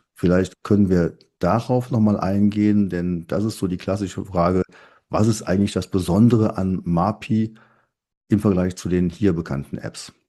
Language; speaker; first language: German; native; German